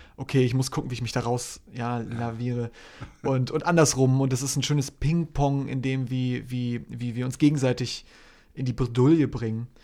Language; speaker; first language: German; early bilingual, other home language; Polish